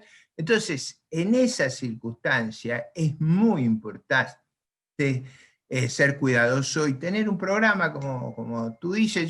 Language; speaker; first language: Spanish; native; Spanish